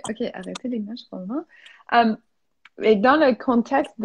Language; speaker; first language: French; non-native, fluent; English